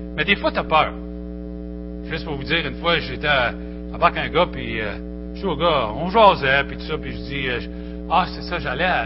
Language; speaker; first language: French; native; French